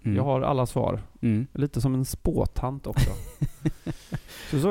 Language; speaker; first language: Swedish; native; Swedish